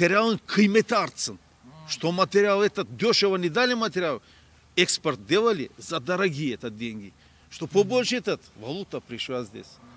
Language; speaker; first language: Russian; non-native, learner; Turkish